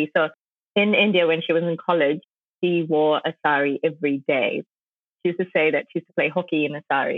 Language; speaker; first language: English; non-native, local second language; Tamil